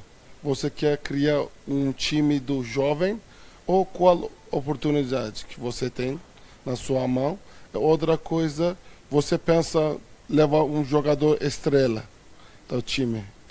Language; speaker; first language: Portuguese; non-native, fluent; Turkish